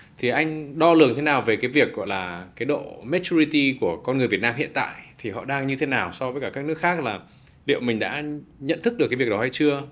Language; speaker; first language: Vietnamese; native; Vietnamese